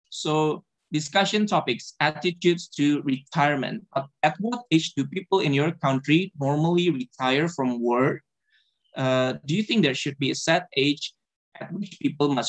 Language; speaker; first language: English; non-native, fluent; Indonesian